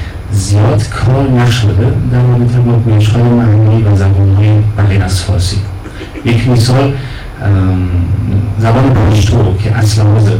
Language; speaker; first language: Persian; non-native, fluent; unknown